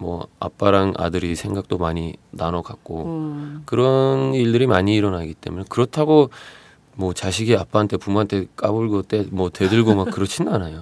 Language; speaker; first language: Korean; non-native, fluent; Turkish